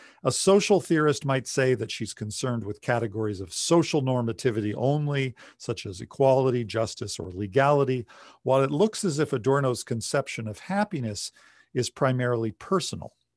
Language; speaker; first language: English; native; English